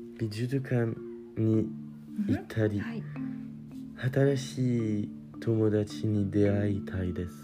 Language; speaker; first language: Japanese; non-native, learner; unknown